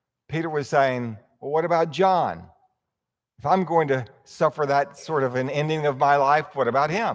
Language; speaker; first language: English; native; English